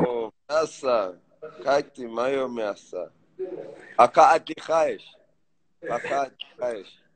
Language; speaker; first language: Russian; non-native, learner; Persian